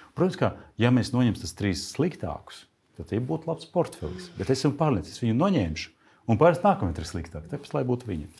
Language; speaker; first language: Latvian; non-native, local second language; Russian